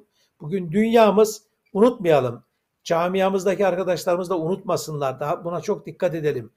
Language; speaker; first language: Turkish; native; Turkish